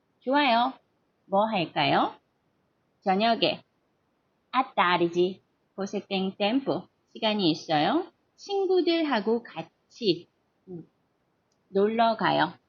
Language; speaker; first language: Korean; non-native, fluent; Portuguese